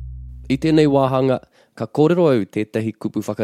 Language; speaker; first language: Māori; non-native, local second language; English